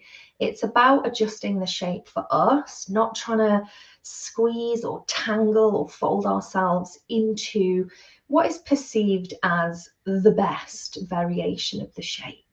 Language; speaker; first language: English; native; English